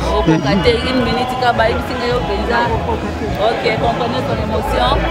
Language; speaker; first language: Lingala; native; Lingala